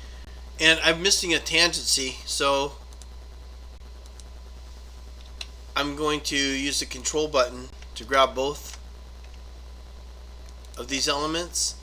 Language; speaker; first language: English; native; English